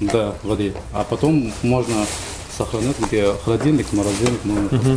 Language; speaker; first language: Russian; non-native, local second language; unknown